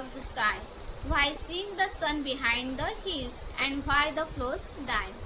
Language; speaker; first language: English; non-native, local second language; Marathi